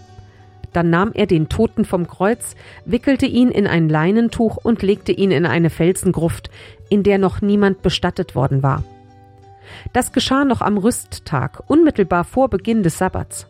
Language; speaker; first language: German; native; German